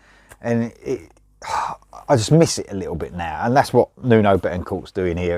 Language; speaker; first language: English; native; English